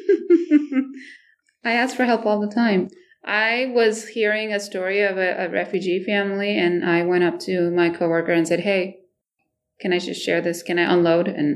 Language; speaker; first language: English; non-native, local second language; Nepali